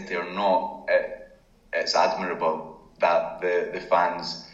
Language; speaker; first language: English; native; English